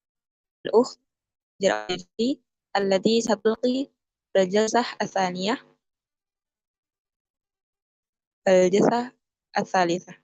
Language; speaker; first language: Arabic; non-native, learner; Indonesian